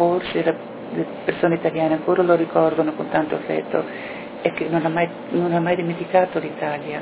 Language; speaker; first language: Italian; early bilingual, heritage; Italian